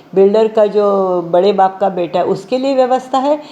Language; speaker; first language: Hindi; non-native, local second language; Marathi